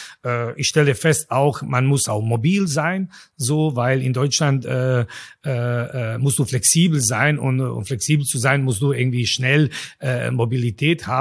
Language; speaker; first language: German; non-native, fluent; Croatian